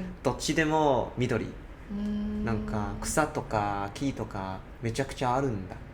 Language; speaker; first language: Japanese; non-native, learner; Cantonese